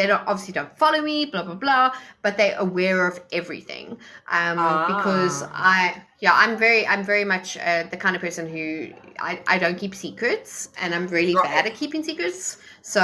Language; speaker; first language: English; native; English